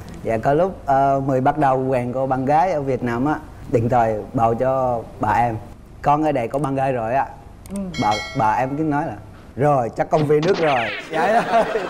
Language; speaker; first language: Vietnamese; non-native, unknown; Indonesian